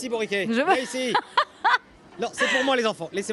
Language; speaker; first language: French; native; French